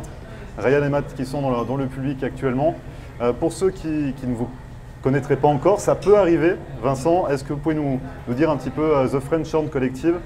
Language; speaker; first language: French; native; French